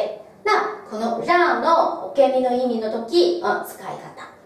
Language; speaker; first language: Japanese; non-native, fluent; Chinese